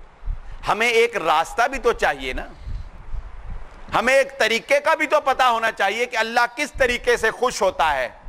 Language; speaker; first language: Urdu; non-native, local second language; Punjabi